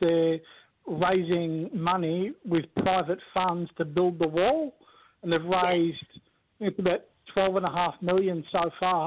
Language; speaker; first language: English; native; English